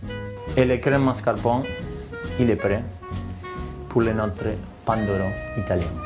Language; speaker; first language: French; non-native, fluent; Spanish